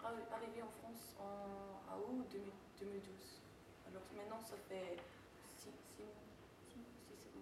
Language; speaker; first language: French; non-native, fluent; German